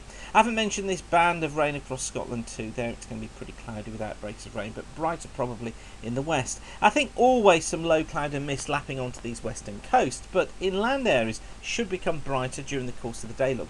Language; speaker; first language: English; native; English